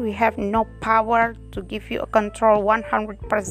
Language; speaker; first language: English; non-native, fluent; Indonesian